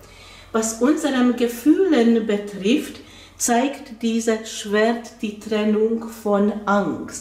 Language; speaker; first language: German; non-native, fluent; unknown